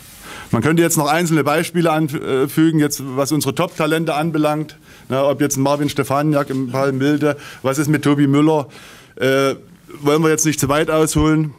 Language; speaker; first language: German; native; German